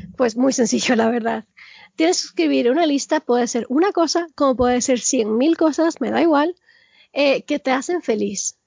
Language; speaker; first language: Spanish; early bilingual, heritage; Spanish